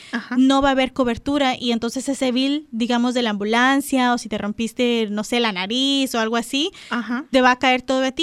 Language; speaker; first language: Spanish; native; Spanish